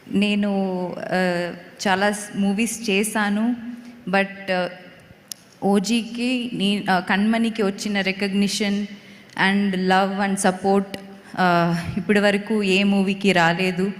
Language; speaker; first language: Telugu; non-native, local second language; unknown